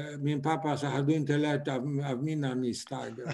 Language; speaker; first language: Swedish; non-native, fluent; Polish